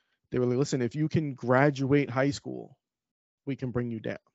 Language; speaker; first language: English; native; English